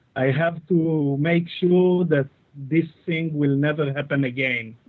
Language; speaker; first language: English; non-native, fluent; Hebrew